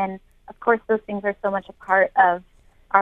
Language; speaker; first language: English; native; English